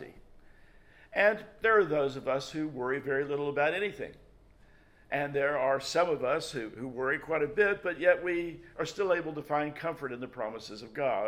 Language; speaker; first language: English; native; English